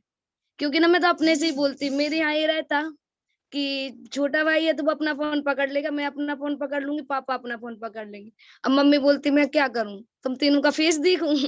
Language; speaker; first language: Hindi; native; Hindi